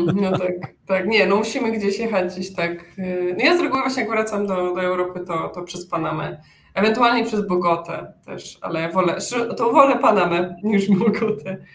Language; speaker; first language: Polish; native; Polish